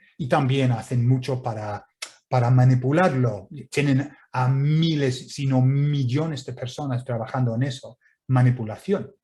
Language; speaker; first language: Spanish; non-native, fluent; English